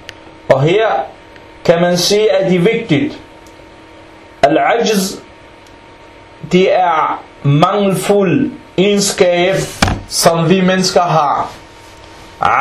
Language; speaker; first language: Danish; early bilingual, other home language; Arabic